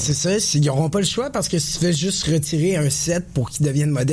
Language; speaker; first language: French; native; French